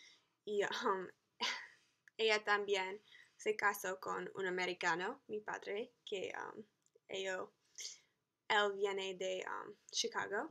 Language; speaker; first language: Spanish; non-native, learner; English